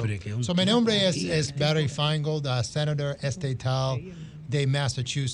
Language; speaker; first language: Spanish; non-native, learner; English